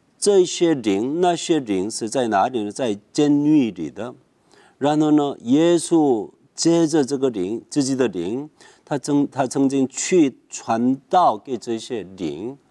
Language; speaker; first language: Chinese; non-native, fluent; Korean